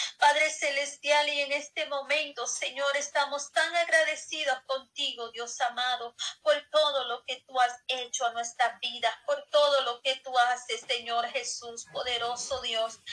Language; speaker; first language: Spanish; native; Spanish